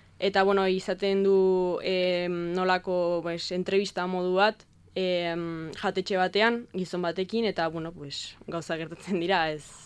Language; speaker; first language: Basque; non-native, local second language; Spanish